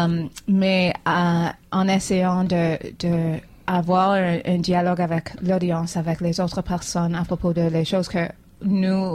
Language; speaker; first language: French; non-native, fluent; English